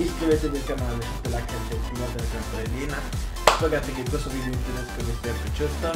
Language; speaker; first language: German; non-native, learner; Italian